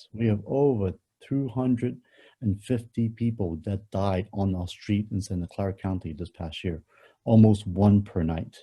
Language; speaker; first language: English; non-native, local second language; Cantonese